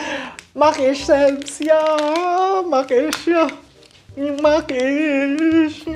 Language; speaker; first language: German; non-native, learner; Filipino